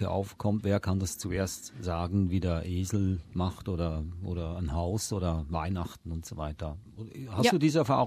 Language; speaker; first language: German; native; German